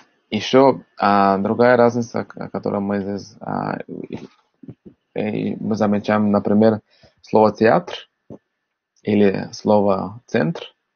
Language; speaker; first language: Russian; non-native, fluent; Portuguese